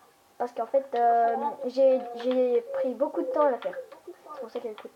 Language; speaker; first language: French; native; French